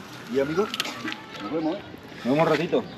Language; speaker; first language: Spanish; native; Spanish